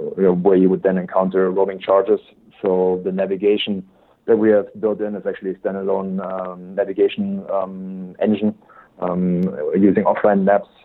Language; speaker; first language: English; non-native, fluent; German